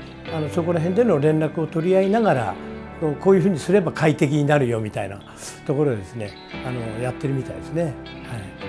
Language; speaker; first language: Japanese; native; Japanese